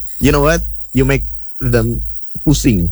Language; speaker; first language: English; non-native, fluent; Indonesian